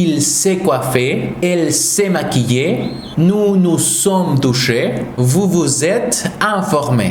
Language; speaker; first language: French; non-native, fluent; Spanish